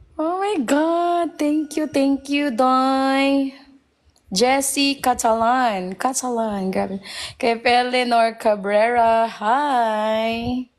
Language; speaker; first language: Filipino; non-native, local second language; Cebuano